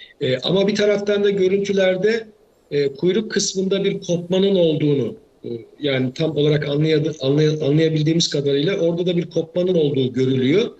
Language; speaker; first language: Turkish; native; Turkish